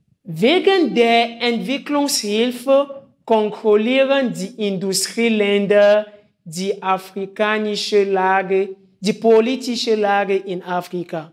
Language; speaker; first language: German; non-native, fluent; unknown